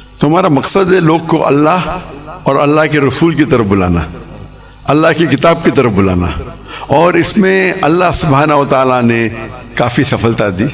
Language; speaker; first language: Urdu; non-native, local second language; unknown